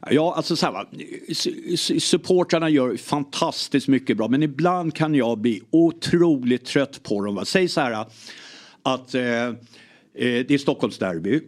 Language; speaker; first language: Swedish; early bilingual, other home language; English